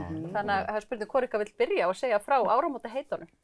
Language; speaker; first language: Icelandic; native; Icelandic